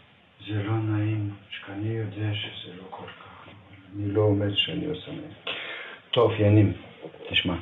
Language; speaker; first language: Hebrew; non-native, fluent; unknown